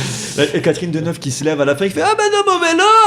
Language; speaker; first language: French; native; French